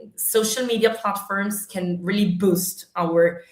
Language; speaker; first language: English; non-native, fluent; Italian